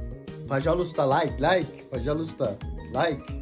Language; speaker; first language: Russian; non-native, learner; Turkish